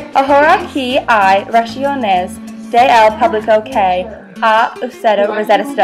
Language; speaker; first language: Spanish; non-native, learner; English